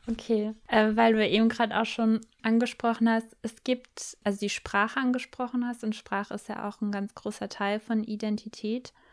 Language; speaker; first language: German; native; German